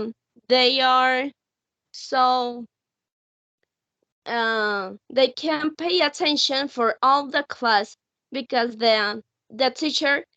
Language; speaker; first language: English; non-native, learner; Spanish